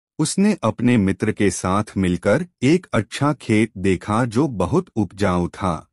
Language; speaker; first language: Hindi; native; Hindi